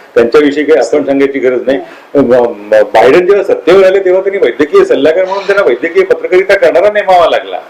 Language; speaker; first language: Marathi; native; Marathi